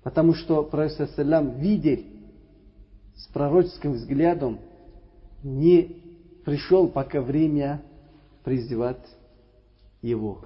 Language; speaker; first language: Russian; non-native, learner; Uzbek